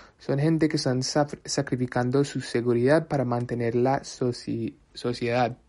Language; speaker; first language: Spanish; early bilingual, heritage; Spanish